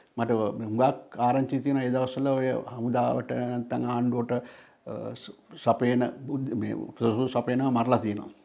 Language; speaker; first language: Sinhala; non-native, local second language; Tamil